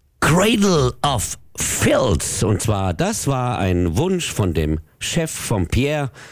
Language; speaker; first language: German; native; German